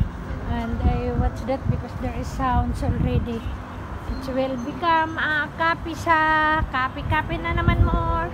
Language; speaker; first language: English; non-native, local second language; Filipino